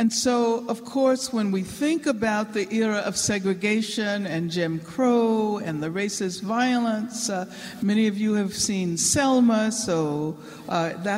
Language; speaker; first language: English; native; English